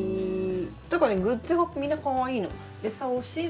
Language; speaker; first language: French; non-native, learner; Japanese